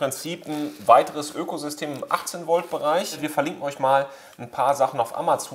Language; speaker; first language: German; native; German